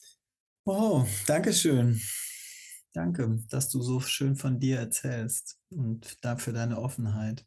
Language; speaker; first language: German; native; German